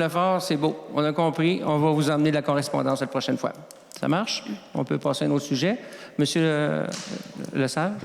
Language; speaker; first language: French; native; French